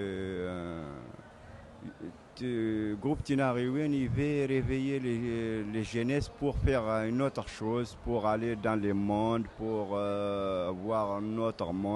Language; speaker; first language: French; non-native, local second language; Tamasheq